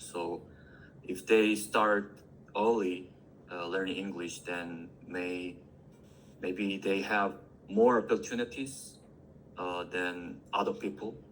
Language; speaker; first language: English; non-native, learner; Korean